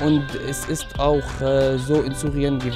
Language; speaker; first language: German; non-native, learner; Arabic